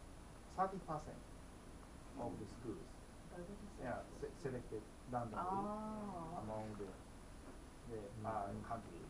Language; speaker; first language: English; non-native, fluent; Japanese